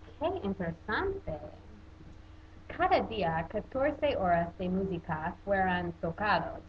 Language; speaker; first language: Spanish; non-native, learner; English